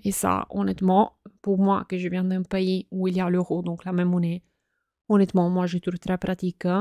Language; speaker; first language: French; non-native, fluent; Italian